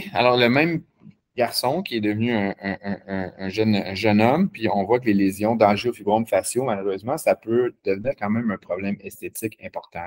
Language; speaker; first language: French; native; French